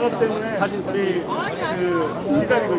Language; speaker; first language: Korean; native; Korean